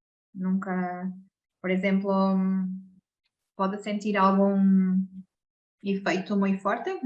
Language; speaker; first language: Spanish; non-native, learner; Portuguese